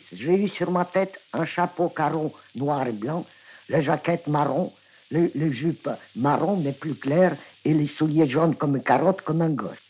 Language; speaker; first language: French; non-native, fluent; Russian